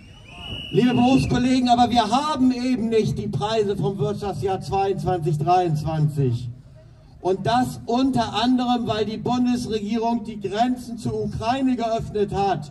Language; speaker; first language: German; native; German